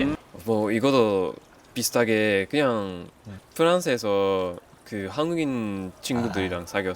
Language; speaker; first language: Korean; non-native, fluent; French